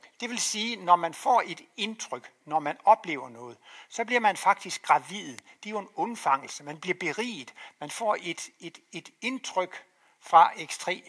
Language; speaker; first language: Danish; native; Danish